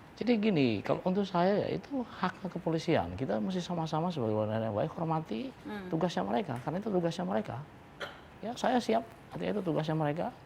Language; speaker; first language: Indonesian; native; Indonesian